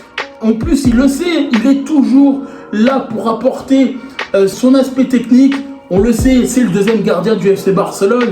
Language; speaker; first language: French; native; French